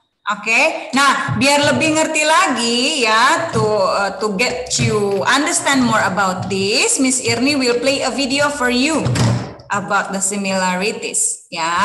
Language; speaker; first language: English; non-native, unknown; Indonesian